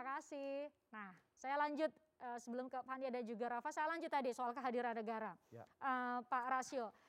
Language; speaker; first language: Indonesian; native; Indonesian